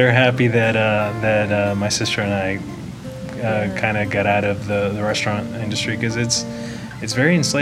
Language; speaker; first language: English; non-native, fluent; Spanish